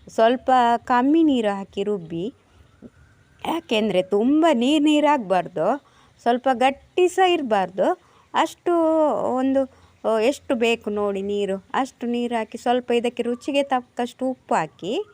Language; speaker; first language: Kannada; non-native, local second language; Tulu